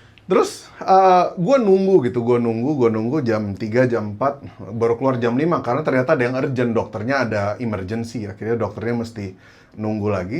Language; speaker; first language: Indonesian; native; Indonesian